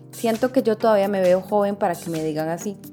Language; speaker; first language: Spanish; native; Spanish